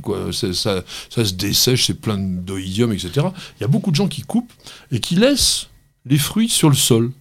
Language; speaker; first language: French; native; French